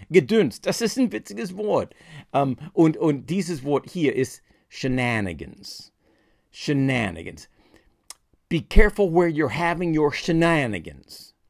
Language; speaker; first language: German; non-native, fluent; English